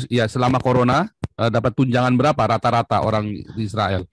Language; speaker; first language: Indonesian; native; Indonesian